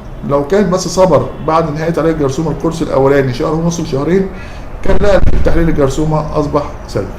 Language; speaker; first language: Arabic; native; Arabic